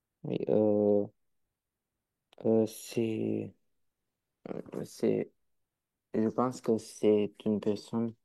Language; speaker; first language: French; non-native, learner; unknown